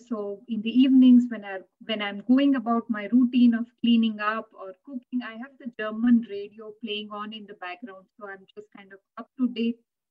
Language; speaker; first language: English; non-native, local second language; Gujarati